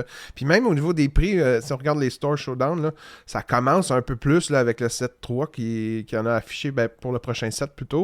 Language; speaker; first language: French; native; French